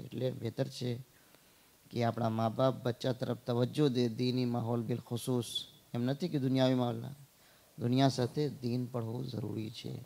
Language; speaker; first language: Gujarati; non-native, fluent; Urdu